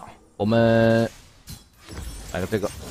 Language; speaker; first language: Chinese; native; Chinese